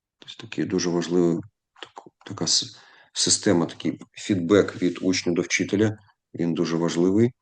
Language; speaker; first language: Ukrainian; non-native, local second language; Russian